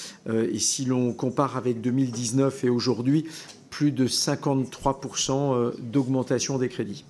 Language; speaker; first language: French; native; French